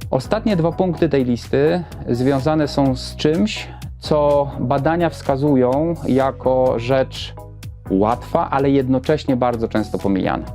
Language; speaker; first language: Polish; native; Polish